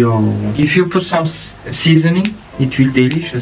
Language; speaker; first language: English; non-native, learner; Turkish